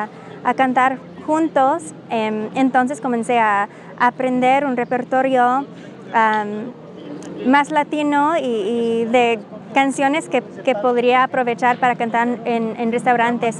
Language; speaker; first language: Spanish; non-native, fluent; English